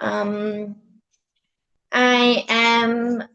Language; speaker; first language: English; non-native, learner; Vietnamese